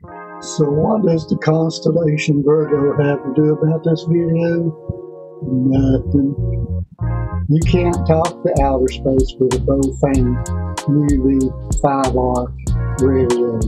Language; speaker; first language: English; native; English